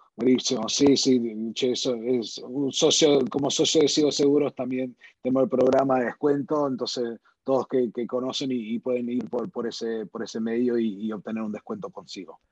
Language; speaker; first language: Spanish; early bilingual, heritage; Spanish